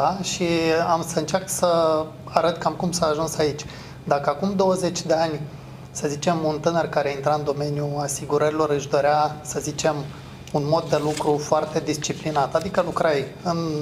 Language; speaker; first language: Romanian; native; Romanian